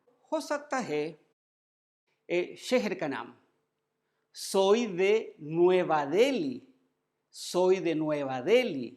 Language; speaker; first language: Spanish; non-native, learner; Urdu